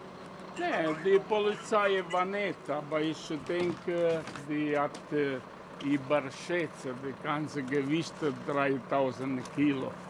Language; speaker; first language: German; non-native, learner; Italian